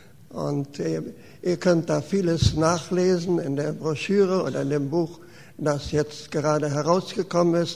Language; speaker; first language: German; early bilingual, heritage; German